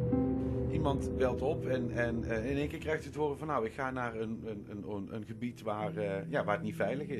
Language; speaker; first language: Dutch; native; Dutch